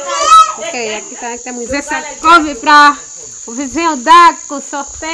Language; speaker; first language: Portuguese; non-native, local second language; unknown